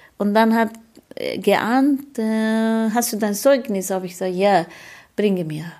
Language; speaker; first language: German; non-native, fluent; Persian